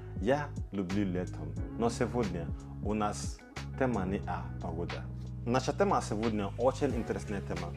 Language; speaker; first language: Russian; non-native, learner; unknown